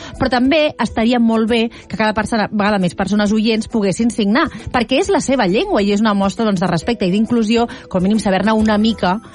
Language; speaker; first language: Catalan; native; Catalan